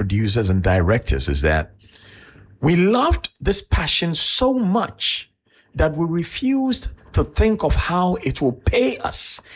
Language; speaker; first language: English; non-native, local second language; Akan